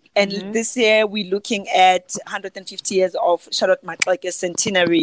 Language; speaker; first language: English; non-native, local second language; Southern Sotho